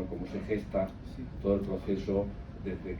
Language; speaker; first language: Spanish; native; Spanish